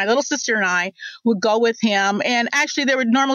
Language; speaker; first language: English; native; English